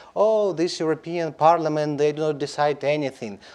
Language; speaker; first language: English; non-native, fluent; Belarusian